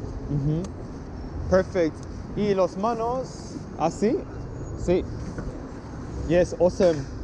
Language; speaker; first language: Spanish; non-native, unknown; English